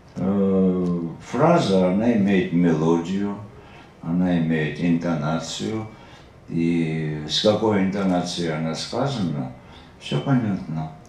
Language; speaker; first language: Russian; non-native, local second language; Georgian